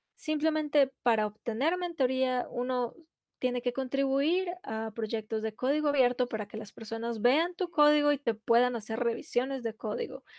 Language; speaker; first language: Spanish; non-native, fluent; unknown